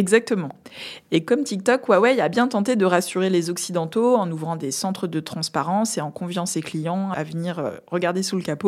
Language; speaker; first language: French; native; French